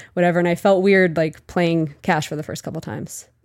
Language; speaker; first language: English; native; English